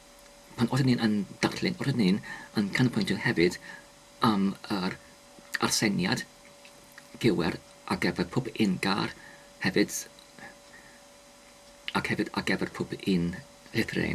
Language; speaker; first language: Welsh; non-native, learner; English